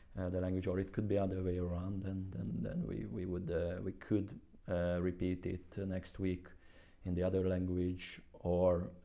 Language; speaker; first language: English; non-native, fluent; Hungarian